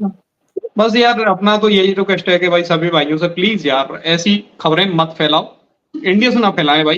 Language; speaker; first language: Hindi; native; Hindi